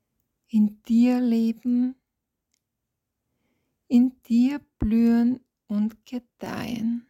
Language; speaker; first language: German; non-native, fluent; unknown